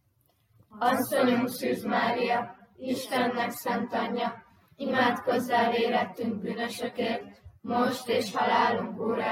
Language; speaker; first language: Hungarian; native; Hungarian